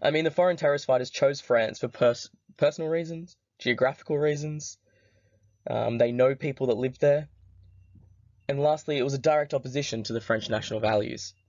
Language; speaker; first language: English; native; English